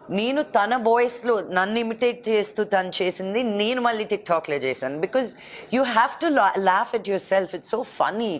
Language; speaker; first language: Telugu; native; Telugu